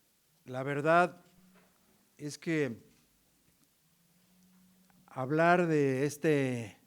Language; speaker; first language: Spanish; native; Spanish